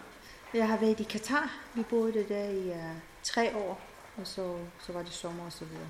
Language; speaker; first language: Danish; non-native, fluent; Persian